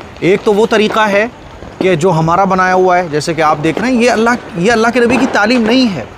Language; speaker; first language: Urdu; native; Urdu